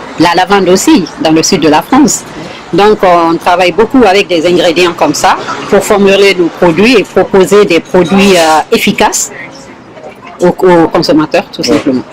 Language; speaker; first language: French; non-native, local second language; Fula